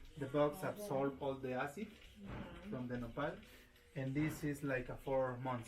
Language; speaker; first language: English; non-native, learner; Spanish